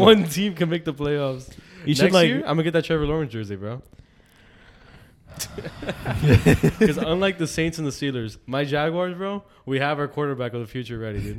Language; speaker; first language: English; native; English